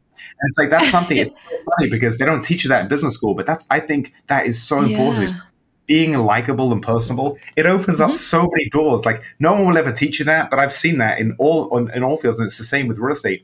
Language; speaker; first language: English; native; English